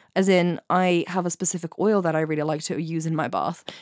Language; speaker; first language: English; native; English